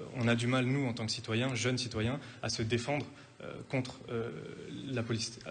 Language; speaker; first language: French; native; French